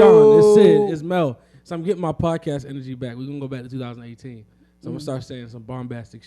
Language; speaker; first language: English; native; English